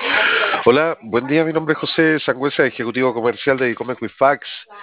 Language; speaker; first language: Spanish; native; Spanish